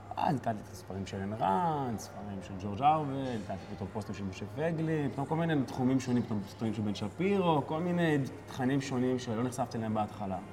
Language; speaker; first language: Hebrew; native; Hebrew